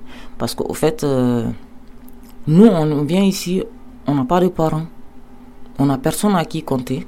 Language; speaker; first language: French; non-native, local second language; Bambara